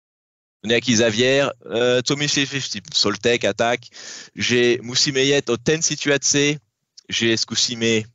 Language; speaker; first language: Czech; non-native, learner; French